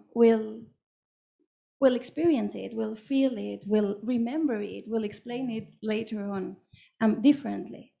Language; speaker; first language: English; non-native, fluent; Catalan